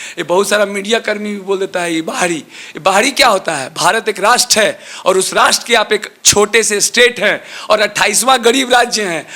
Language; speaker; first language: Hindi; native; Hindi